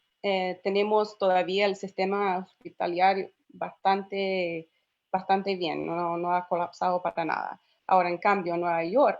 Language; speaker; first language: Spanish; non-native, fluent; English